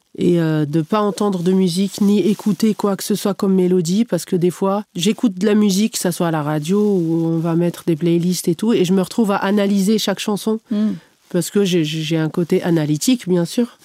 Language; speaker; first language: French; non-native, local second language; Arabic